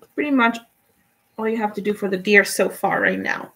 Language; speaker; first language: English; non-native, fluent; Spanish